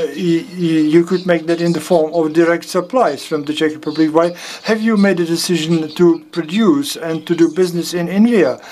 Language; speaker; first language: English; non-native, fluent; Czech